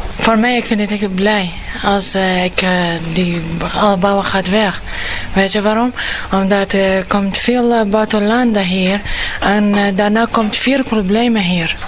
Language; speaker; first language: Dutch; non-native, learner; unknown